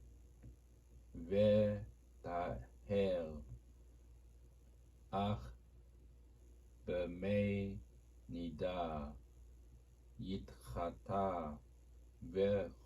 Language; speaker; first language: Hebrew; non-native, learner; Japanese